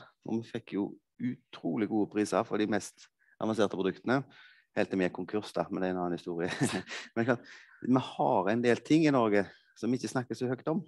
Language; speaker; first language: Norwegian; native; Norwegian